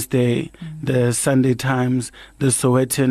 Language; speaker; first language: English; non-native, local second language; Tswana